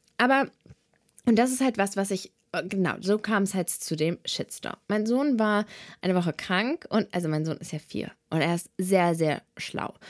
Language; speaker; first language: German; early bilingual, other home language; Serbian